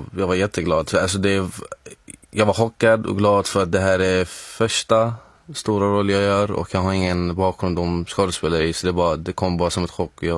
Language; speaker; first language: Swedish; non-native, fluent; Arabic